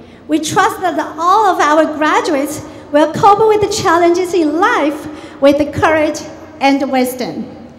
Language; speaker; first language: English; non-native, fluent; Chinese